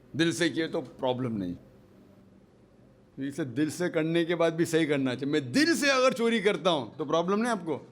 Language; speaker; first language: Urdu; non-native, local second language; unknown